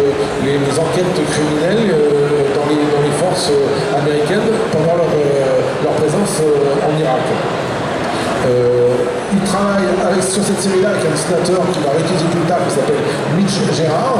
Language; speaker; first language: French; native; French